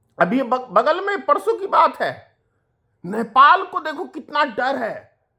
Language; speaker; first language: Hindi; native; Hindi